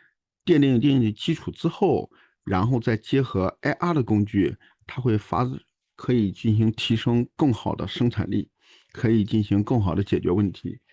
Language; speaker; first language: Chinese; native; Chinese